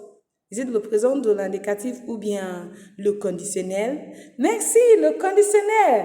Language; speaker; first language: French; non-native, fluent; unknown